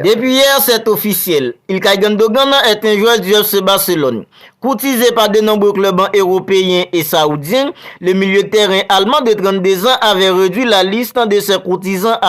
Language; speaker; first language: French; native; French